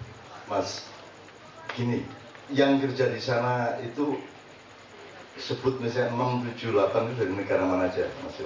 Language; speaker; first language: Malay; non-native, local second language; Javanese